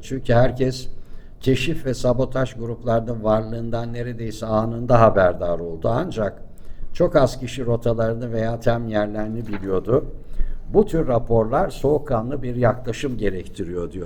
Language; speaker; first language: Turkish; native; Turkish